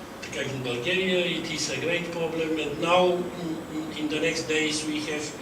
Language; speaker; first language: English; non-native, fluent; Bulgarian